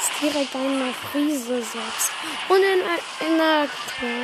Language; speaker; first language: German; native; German